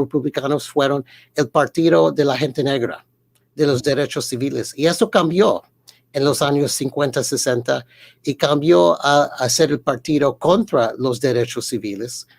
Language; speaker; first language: Spanish; early bilingual, heritage; Spanish